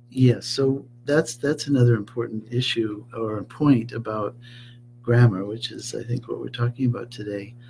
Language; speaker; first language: English; native; English